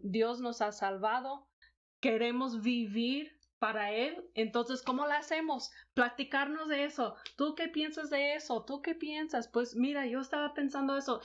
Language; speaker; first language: Spanish; non-native, fluent; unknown